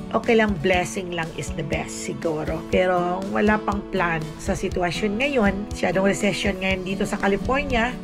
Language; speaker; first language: Filipino; native; Filipino